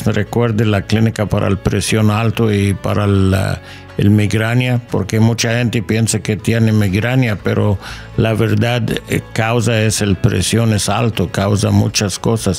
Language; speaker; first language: Spanish; non-native, learner; English